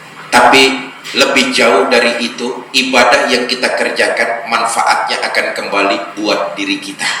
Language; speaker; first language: Indonesian; native; Indonesian